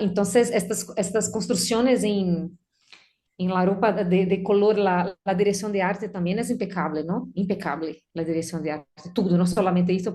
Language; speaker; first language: Spanish; non-native, learner; Portuguese